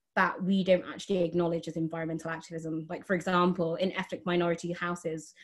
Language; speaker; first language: English; native; English